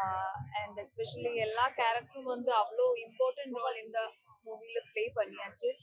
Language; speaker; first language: Tamil; non-native, learner; Malayalam